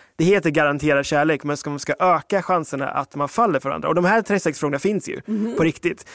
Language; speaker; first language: Swedish; early bilingual, other home language; English